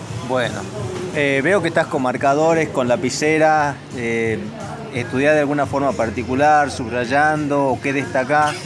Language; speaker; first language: Spanish; native; Spanish